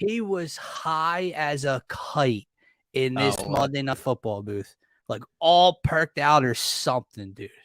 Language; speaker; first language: English; native; English